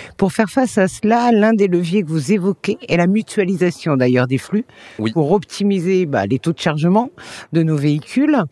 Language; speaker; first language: French; native; French